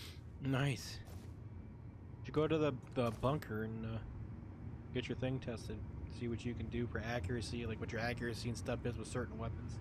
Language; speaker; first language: English; native; English